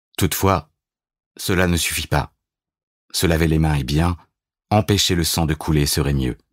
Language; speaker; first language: French; native; French